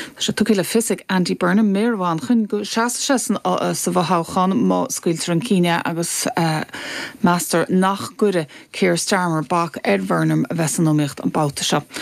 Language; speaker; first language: Irish; native; Irish